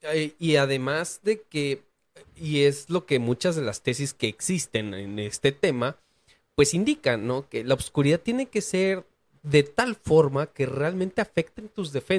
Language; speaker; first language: Spanish; native; Spanish